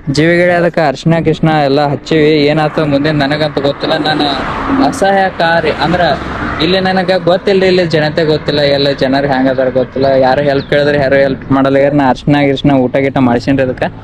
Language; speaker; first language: Kannada; native; Kannada